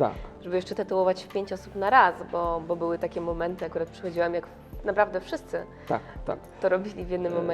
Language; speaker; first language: Polish; native; Polish